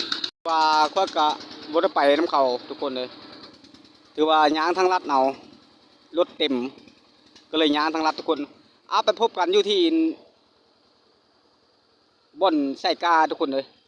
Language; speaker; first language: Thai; non-native, local second language; Lao